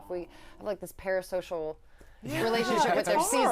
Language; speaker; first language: English; native; English